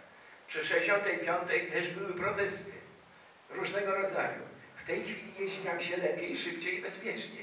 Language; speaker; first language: Polish; native; Polish